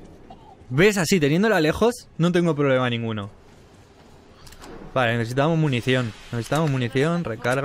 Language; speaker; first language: Spanish; native; Spanish